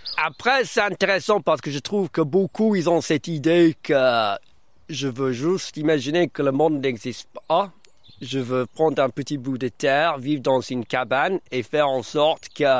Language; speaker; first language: French; early bilingual, other home language; English